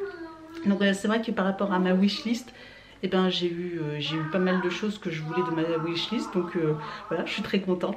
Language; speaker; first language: French; native; French